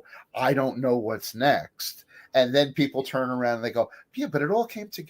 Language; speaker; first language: English; native; English